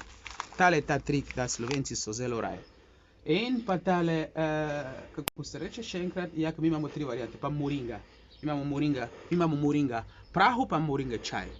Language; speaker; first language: Slovenian; non-native, learner; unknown